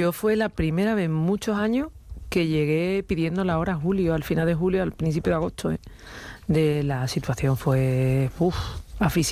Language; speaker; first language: Spanish; native; Spanish